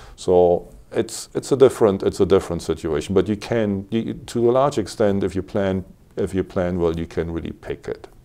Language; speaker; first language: English; non-native, fluent; German